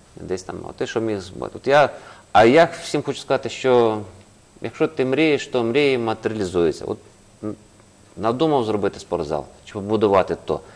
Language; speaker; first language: Ukrainian; native; Ukrainian